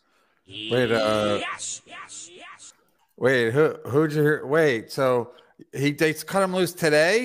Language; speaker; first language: English; native; English